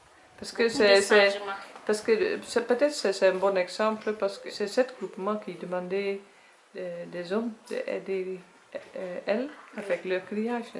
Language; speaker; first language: French; non-native, learner; Dutch